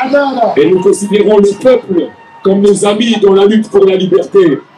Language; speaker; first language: French; non-native, fluent; Arabic